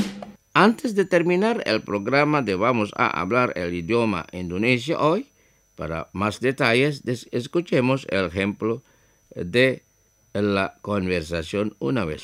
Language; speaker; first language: Spanish; non-native, fluent; Indonesian